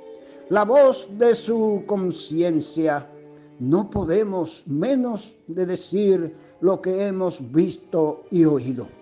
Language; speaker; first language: Spanish; native; Spanish